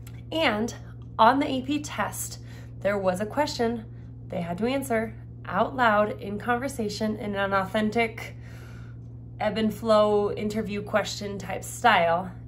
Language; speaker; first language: English; native; English